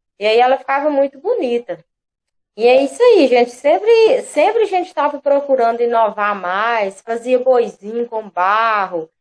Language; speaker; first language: Portuguese; native; Portuguese